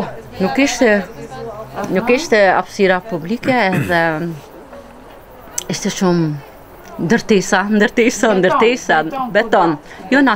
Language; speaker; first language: Albanian; early bilingual, heritage; Albanian